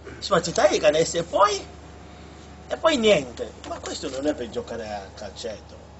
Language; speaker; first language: Italian; non-native, fluent; English